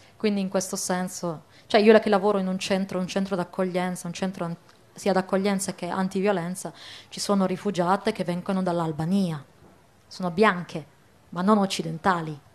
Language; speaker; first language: Italian; early bilingual, other home language; Arabic